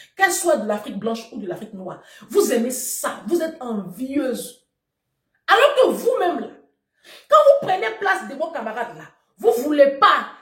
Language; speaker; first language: French; native; French